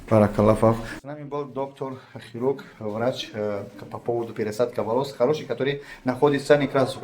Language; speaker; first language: Russian; non-native, learner; Tajik